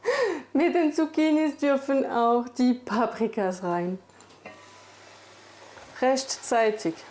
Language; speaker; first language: German; non-native, fluent; French